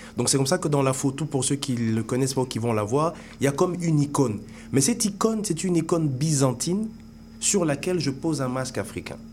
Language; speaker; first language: French; non-native, local second language; Lingala